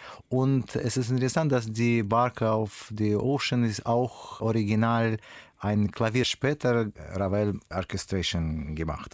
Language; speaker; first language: German; non-native, learner; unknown